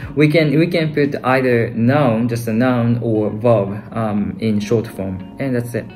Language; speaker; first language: English; non-native, fluent; Japanese